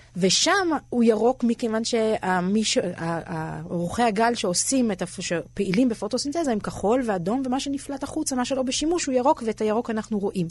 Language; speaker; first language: Hebrew; native; Hebrew